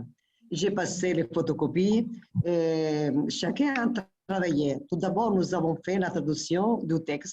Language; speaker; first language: French; non-native, fluent; Italian